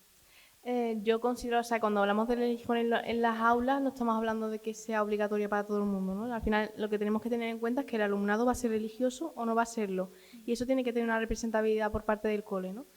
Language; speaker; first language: Spanish; early bilingual, other home language; Arabic